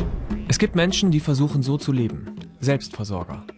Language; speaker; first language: German; native; German